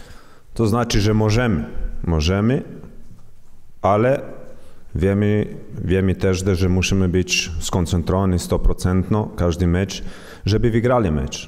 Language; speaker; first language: Polish; non-native, learner; Croatian